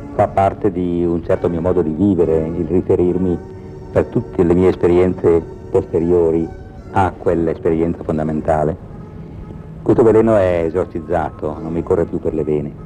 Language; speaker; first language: Italian; native; Italian